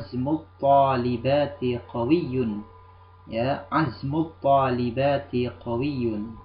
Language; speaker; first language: Arabic; non-native, fluent; Indonesian